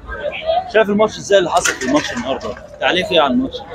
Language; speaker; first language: Arabic; native; Arabic